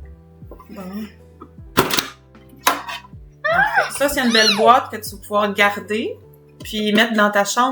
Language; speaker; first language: French; native; French